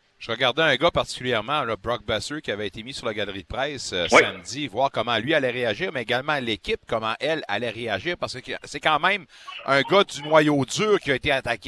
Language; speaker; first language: French; native; French